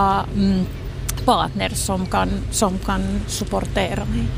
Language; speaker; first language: Swedish; non-native, local second language; Finnish